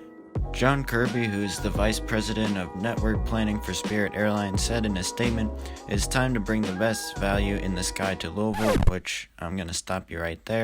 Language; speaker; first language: English; native; English